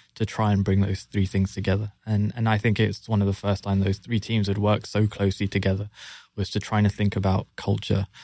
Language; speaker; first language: English; native; English